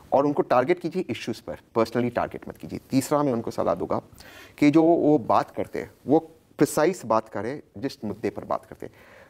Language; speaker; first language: Hindi; native; Hindi